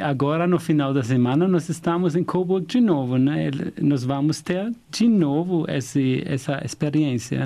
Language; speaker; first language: Portuguese; non-native, fluent; German